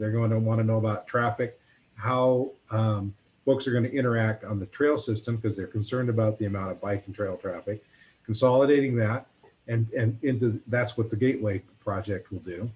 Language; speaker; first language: English; native; English